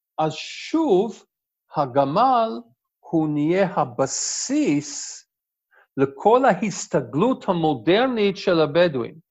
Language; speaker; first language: Hebrew; non-native, fluent; English